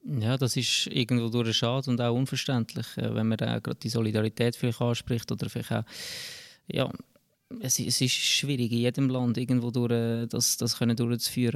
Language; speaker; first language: German; native; German